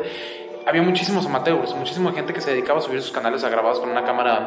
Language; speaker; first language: Spanish; native; Spanish